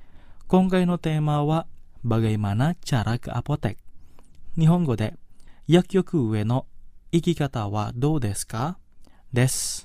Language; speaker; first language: Japanese; non-native, fluent; Indonesian